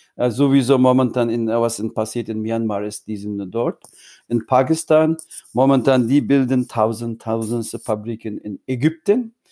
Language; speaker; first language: German; non-native, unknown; Uyghur